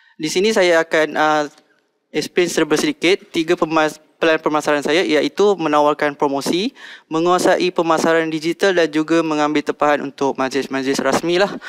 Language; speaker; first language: Malay; native; Malay